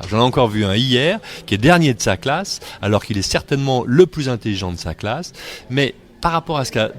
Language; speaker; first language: French; native; French